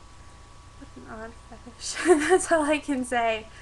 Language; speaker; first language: English; native; English